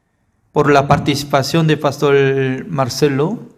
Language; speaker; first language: Spanish; non-native, fluent; Korean